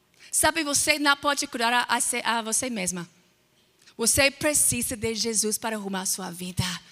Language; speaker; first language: Portuguese; non-native, fluent; English